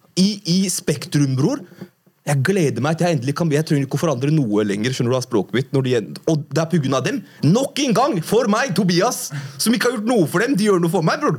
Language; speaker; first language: Norwegian; early bilingual, other home language; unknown